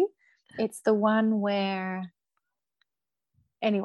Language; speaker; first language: English; native; English